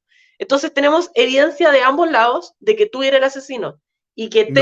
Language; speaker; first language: Spanish; native; Spanish